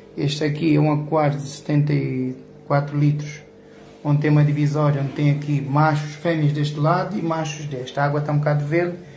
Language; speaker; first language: Portuguese; native; Portuguese